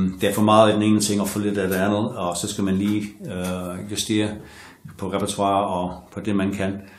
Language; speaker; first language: Danish; non-native, fluent; English